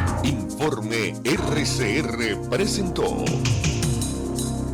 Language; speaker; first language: Spanish; native; Spanish